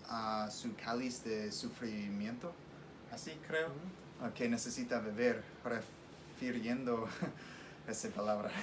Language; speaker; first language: Spanish; non-native, fluent; English